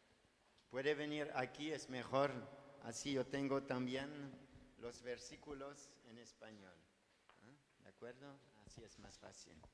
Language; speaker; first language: Spanish; non-native, learner; French